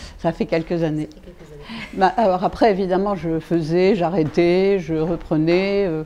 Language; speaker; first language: French; native; French